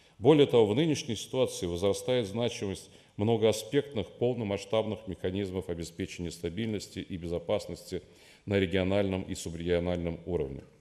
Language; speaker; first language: Russian; native; Russian